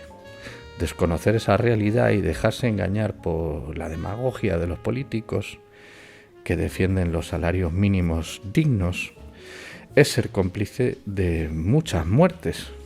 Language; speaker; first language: Spanish; native; Spanish